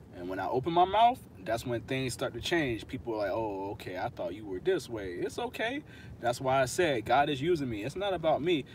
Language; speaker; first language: English; native; English